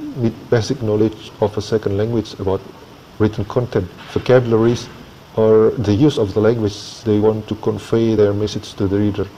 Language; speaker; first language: English; non-native, fluent; Indonesian